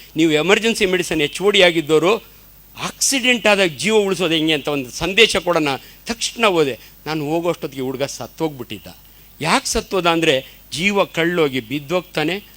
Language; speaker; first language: Kannada; native; Kannada